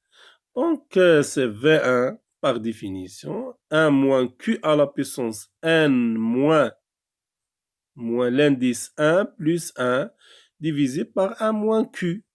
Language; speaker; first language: French; non-native, local second language; Arabic